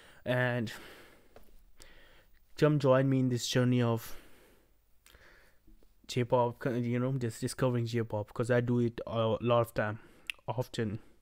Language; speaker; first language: English; non-native, local second language; Hindi